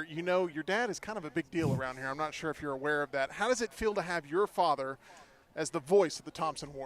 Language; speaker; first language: English; native; English